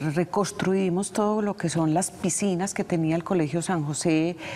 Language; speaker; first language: Spanish; native; Spanish